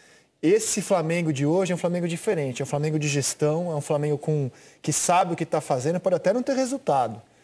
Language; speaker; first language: Portuguese; native; Portuguese